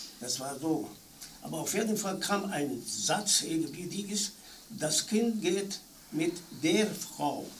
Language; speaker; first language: German; non-native, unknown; Arabic